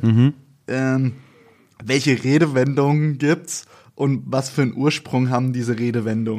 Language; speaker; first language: German; native; German